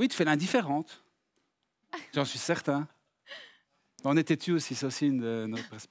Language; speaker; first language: French; native; French